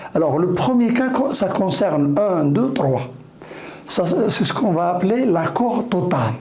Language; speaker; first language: French; non-native, local second language; Arabic